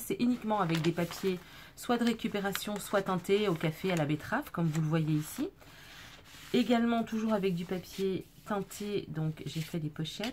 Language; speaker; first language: French; native; French